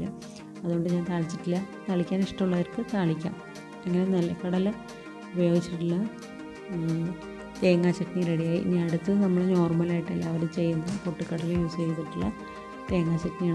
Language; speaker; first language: Malayalam; native; Malayalam